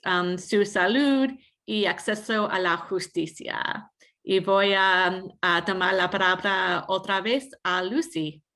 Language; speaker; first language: Spanish; non-native, fluent; English